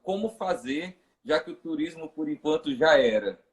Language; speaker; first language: Portuguese; native; Portuguese